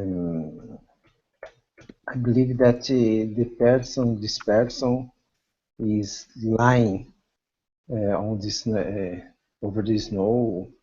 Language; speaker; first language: English; non-native, learner; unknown